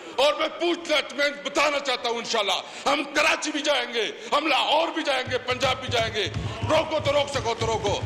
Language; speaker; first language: Urdu; non-native, local second language; Pashto